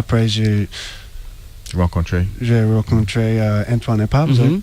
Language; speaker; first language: French; non-native, learner; English